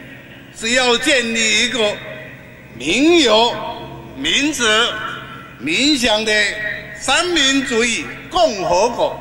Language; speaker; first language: Chinese; non-native, local second language; Min Nan Chinese